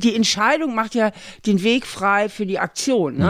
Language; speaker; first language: German; native; German